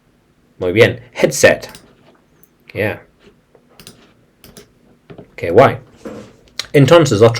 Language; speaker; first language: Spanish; non-native, learner; English